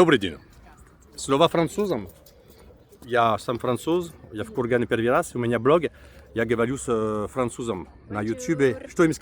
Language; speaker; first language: Russian; non-native, fluent; French